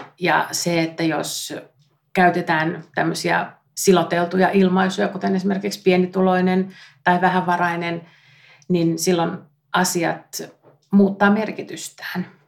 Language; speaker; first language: Finnish; native; Finnish